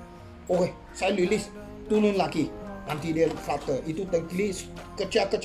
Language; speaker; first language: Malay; non-native, local second language; Chinese